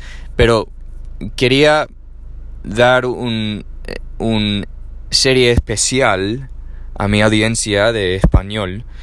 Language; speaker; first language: Spanish; non-native, learner; English